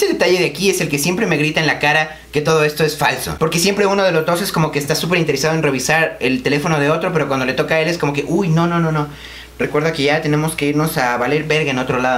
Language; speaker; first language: Spanish; native; Spanish